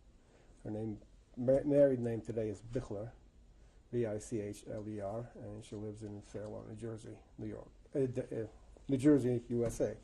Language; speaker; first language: English; early bilingual, other home language; Yiddish